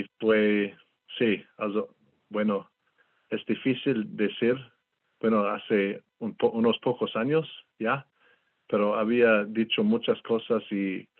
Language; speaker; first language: Spanish; non-native, fluent; English